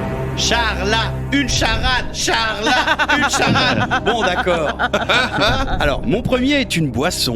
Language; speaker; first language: French; native; French